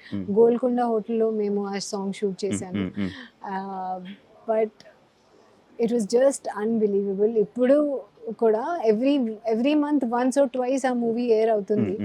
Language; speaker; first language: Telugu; non-native, learner; Hindi